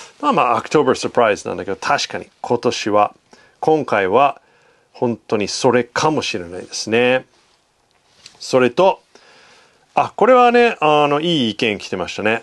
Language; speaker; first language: Japanese; non-native, fluent; English